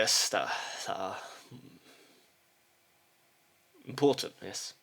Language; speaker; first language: English; early bilingual, heritage; English